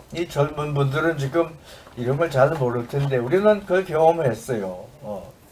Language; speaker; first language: Korean; native; Korean